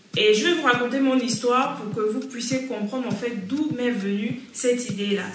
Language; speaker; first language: French; native; French